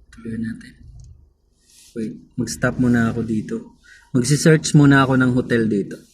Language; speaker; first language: Filipino; non-native, local second language; Cebuano